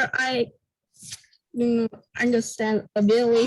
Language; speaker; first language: English; non-native, learner; Vietnamese